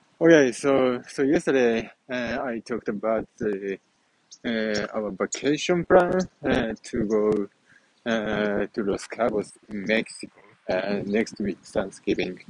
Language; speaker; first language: English; non-native, fluent; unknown